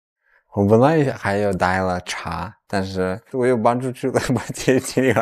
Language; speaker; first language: Chinese; native; Chinese